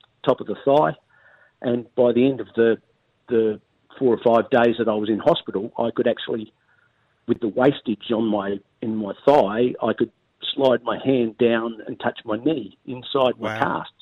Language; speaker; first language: English; native; English